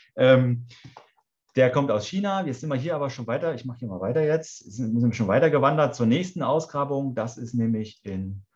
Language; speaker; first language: German; native; German